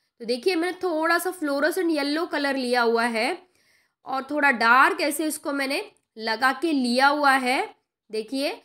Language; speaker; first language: Hindi; non-native, local second language; Marathi